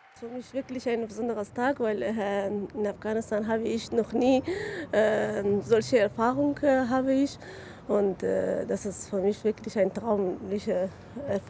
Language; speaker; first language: German; non-native, learner; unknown